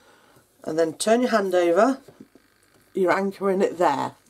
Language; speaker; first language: English; native; English